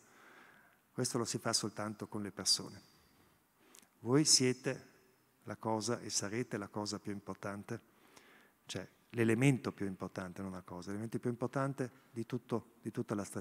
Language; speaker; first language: Italian; non-native, local second language; German